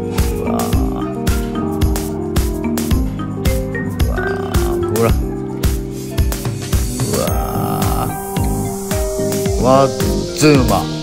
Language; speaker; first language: Japanese; native; Japanese